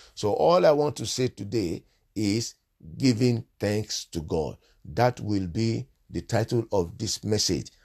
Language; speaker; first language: English; non-native, local second language; Yoruba